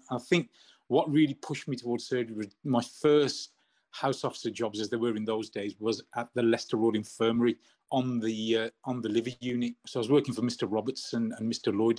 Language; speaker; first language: English; native; English